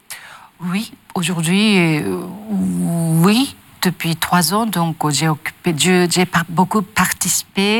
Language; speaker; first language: French; non-native, learner; Japanese